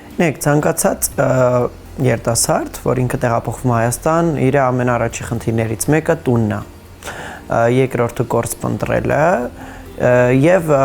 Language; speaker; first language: Armenian; native; Armenian